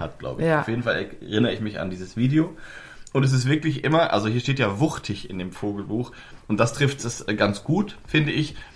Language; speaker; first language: German; native; German